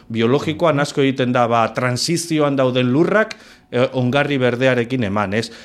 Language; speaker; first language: Basque; non-native, local second language; Spanish